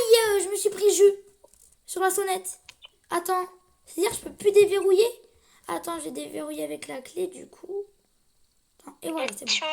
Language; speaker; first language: French; native; French